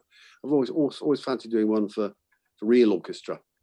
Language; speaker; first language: English; native; English